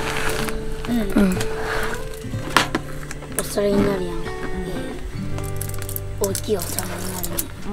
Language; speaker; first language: Japanese; native; Japanese